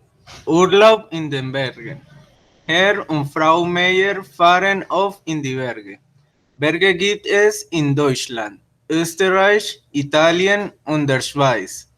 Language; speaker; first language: German; non-native, learner; Spanish